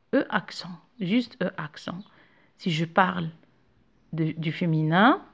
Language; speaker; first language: French; non-native, local second language; Arabic